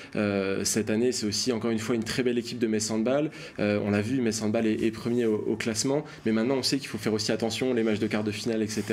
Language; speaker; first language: French; native; French